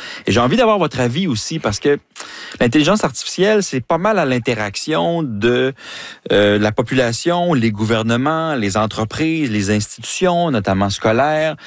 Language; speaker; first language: French; native; French